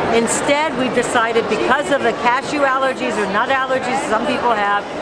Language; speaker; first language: English; non-native, fluent; French